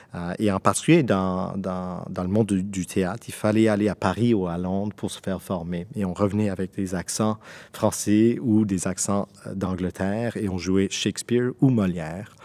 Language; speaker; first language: French; non-native, local second language; English